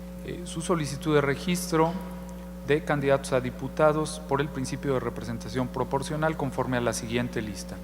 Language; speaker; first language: Spanish; native; Spanish